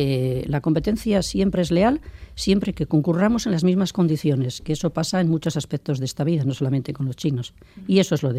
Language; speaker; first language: Spanish; native; Spanish